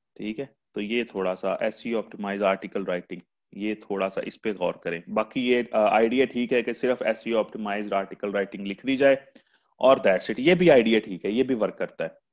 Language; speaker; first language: Urdu; non-native, local second language; Punjabi